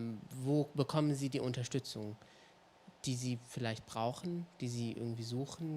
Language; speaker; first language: German; native; German